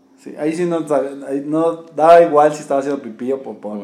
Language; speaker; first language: Spanish; native; Spanish